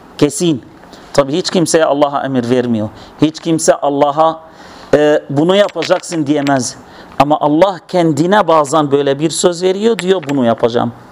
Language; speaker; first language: Turkish; non-native, fluent; Arabic